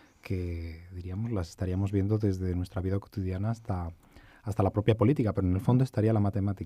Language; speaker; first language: Spanish; native; Spanish